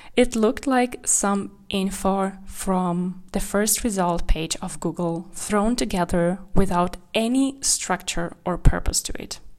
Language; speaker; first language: English; non-native, fluent; Kazakh